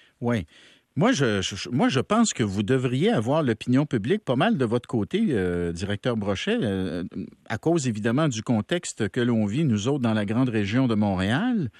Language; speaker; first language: French; native; French